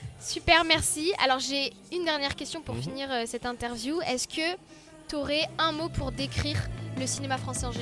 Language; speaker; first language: French; native; French